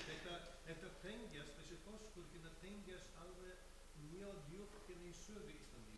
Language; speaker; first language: Icelandic; non-native, learner; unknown